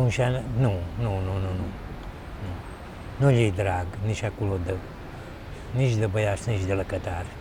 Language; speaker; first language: Romanian; early bilingual, heritage; Romanian